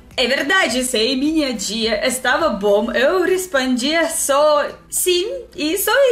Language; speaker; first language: Portuguese; non-native, fluent; Russian